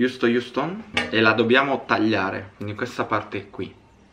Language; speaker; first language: Italian; native; Italian